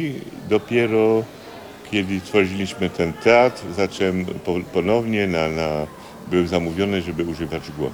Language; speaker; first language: Polish; early bilingual, heritage; Polish